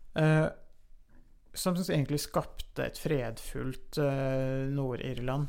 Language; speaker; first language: Norwegian; native; Norwegian